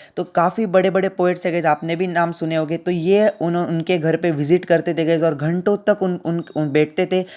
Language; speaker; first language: Hindi; non-native, local second language; Marathi